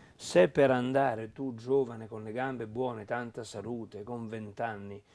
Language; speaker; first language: Italian; native; Italian